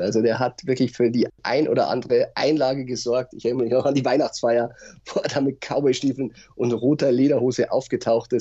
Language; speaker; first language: German; native; German